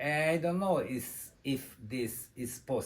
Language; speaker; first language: English; non-native, learner; Italian